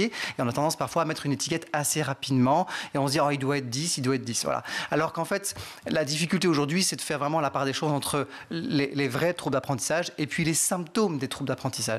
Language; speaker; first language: French; native; French